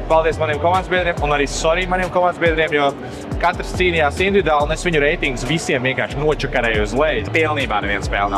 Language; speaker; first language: Latvian; native; Latvian